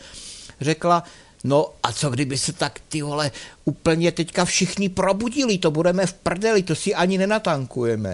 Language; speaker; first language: Czech; native; Czech